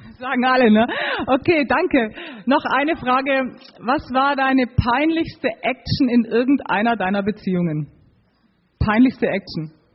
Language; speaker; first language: German; native; German